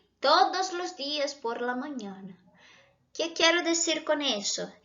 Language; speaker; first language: Spanish; non-native, fluent; Portuguese